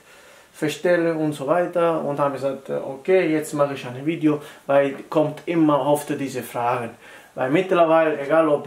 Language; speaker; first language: German; non-native, fluent; Italian